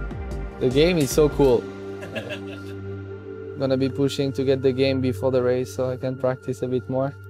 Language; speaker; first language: English; non-native, fluent; French